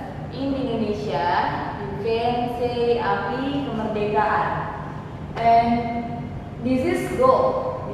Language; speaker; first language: English; non-native, learner; Indonesian